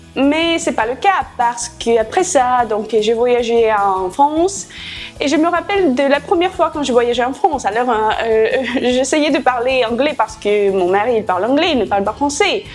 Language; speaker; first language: French; non-native, fluent; Russian